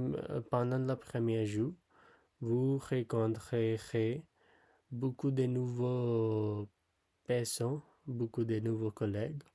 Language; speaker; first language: French; non-native, learner; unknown